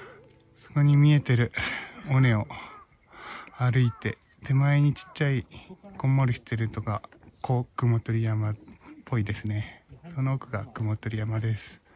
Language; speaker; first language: Japanese; native; Japanese